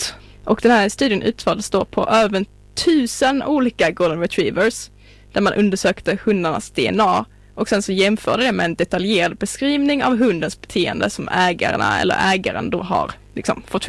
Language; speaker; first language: Swedish; native; Swedish